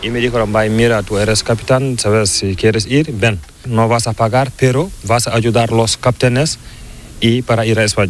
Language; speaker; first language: Spanish; non-native, learner; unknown